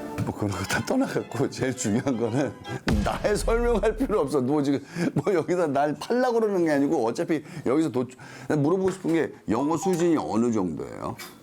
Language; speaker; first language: Korean; early bilingual, heritage; Korean